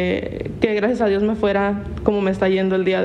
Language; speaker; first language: Spanish; native; Spanish